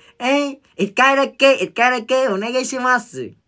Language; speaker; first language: Japanese; non-native, learner; Vietnamese